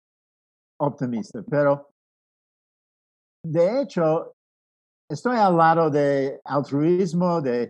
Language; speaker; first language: Spanish; non-native, fluent; English